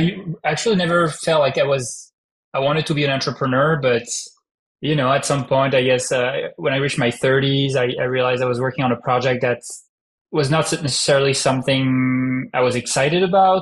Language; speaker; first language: English; non-native, fluent; French